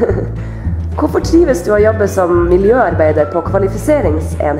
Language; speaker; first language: Norwegian; native; Norwegian